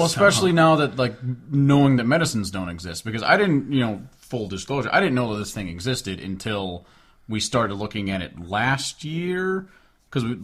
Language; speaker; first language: English; native; English